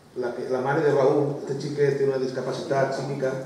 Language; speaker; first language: Spanish; non-native, local second language; Catalan